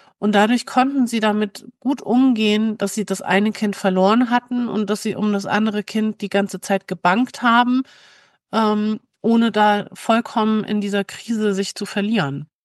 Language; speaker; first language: German; native; German